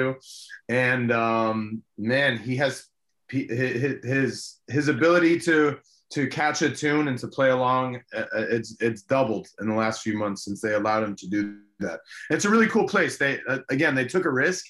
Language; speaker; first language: English; early bilingual, other home language; Spanish